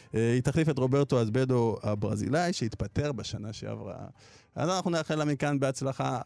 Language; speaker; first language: Hebrew; early bilingual, other home language; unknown